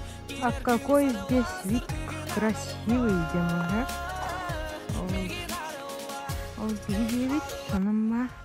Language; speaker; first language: Russian; non-native, local second language; Yakut